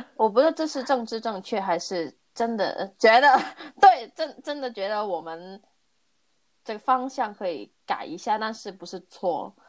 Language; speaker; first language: Chinese; non-native, local second language; Cantonese